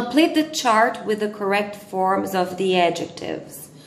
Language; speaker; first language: English; non-native, fluent; Portuguese